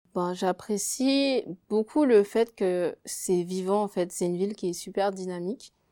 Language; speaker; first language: French; native; French